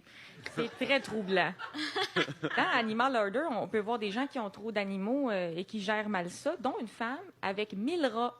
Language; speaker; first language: French; native; French